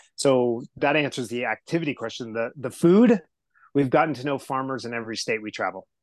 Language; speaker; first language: English; early bilingual, other home language; Spanish